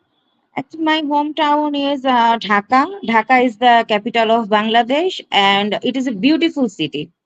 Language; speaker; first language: English; non-native, learner; Bangla